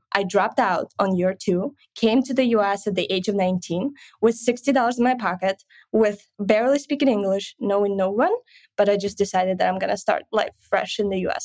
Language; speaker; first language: English; non-native, fluent; Ukrainian